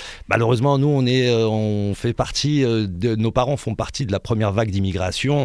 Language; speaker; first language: French; early bilingual, other home language; Arabic